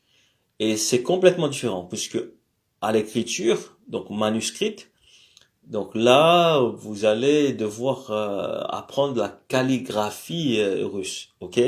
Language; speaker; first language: French; native; French